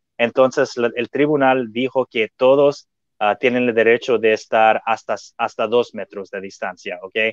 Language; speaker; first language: Spanish; non-native, fluent; English